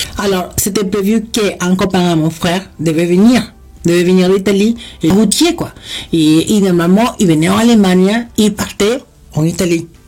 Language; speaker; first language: French; non-native, fluent; Spanish